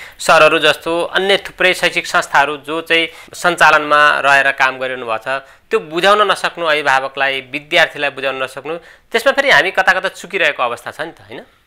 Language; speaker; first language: Nepali; native; Nepali